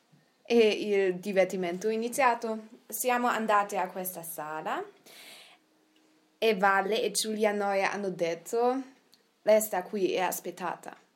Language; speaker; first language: Italian; non-native, learner; German